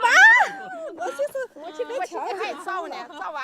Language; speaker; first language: Chinese; non-native, fluent; Indonesian